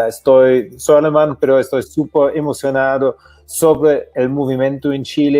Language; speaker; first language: Spanish; non-native, fluent; German